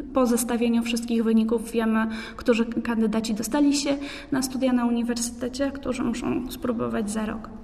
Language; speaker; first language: Polish; native; Polish